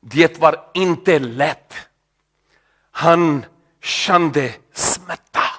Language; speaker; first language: Swedish; non-native, learner; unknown